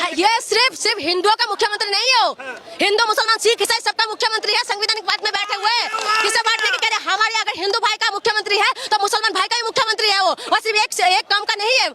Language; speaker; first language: Hindi; non-native, local second language; Assamese